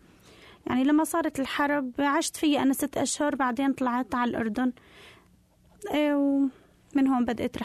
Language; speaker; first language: Arabic; native; Arabic